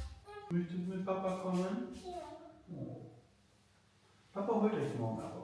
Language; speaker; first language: German; native; German